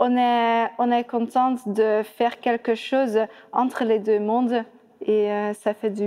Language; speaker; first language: French; non-native, fluent; Dutch